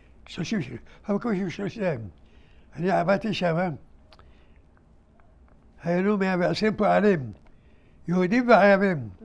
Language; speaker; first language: Hebrew; early bilingual, other home language; Arabic